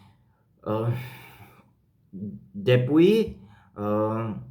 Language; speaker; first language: French; non-native, learner; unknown